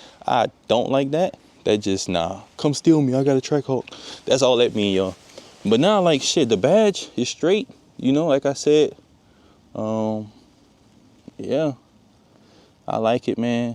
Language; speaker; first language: English; native; English